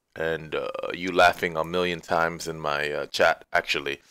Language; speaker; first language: English; native; English